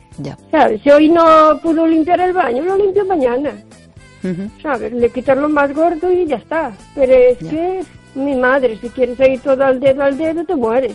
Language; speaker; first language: Spanish; native; Spanish